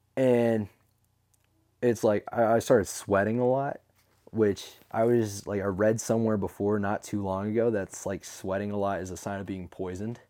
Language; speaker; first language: English; native; English